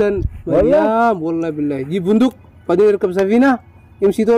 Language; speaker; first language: Arabic; non-native, learner; Oromo